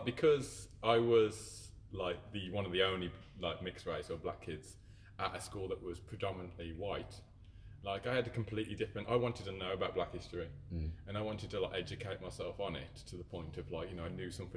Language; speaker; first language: English; native; English